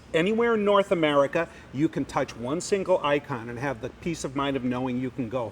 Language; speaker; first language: English; native; English